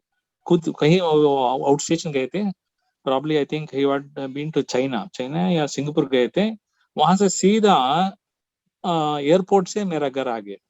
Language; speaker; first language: Hindi; non-native, local second language; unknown